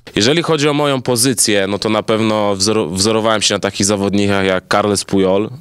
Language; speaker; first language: Polish; native; Polish